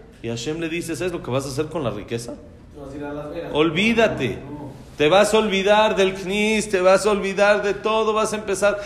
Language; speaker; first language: Spanish; native; Spanish